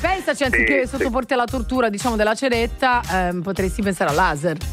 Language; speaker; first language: Italian; native; Italian